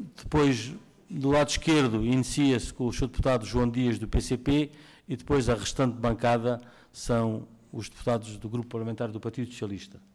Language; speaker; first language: Portuguese; native; Portuguese